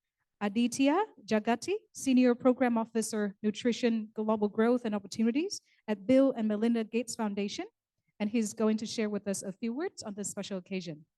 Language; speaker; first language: English; non-native, local second language; Vietnamese